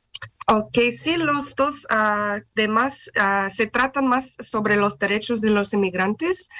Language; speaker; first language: Spanish; non-native, fluent; English